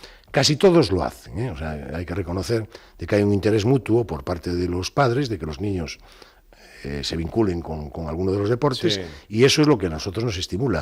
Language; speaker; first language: Spanish; native; Spanish